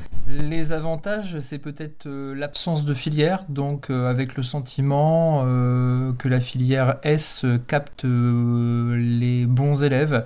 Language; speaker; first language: French; native; French